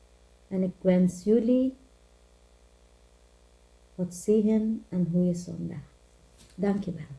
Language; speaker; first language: Dutch; non-native, learner; Filipino